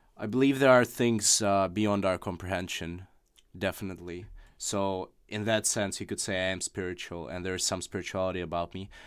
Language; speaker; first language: English; non-native, fluent; Russian